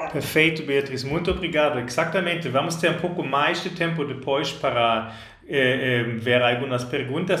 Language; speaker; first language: Portuguese; non-native, fluent; German